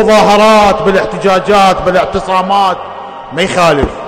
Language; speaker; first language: Arabic; native; Arabic